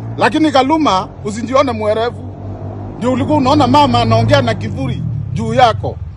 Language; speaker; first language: Swahili; non-native, local second language; Meru